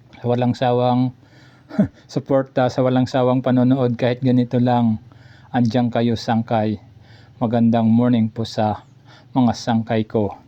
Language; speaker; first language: Filipino; non-native, local second language; Waray